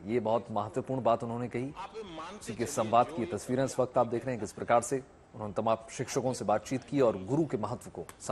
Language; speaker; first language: Hindi; native; Hindi